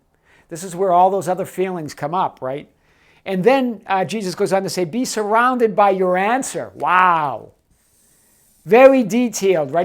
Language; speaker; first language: English; native; English